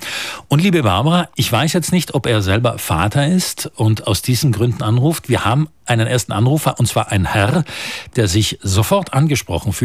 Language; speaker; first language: German; native; German